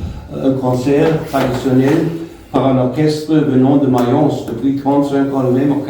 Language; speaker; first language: French; non-native, fluent; German